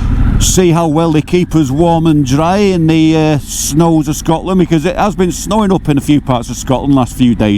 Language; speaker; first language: English; native; English